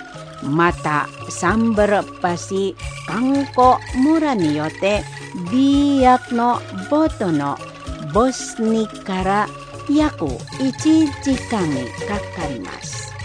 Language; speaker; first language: Japanese; non-native, fluent; Indonesian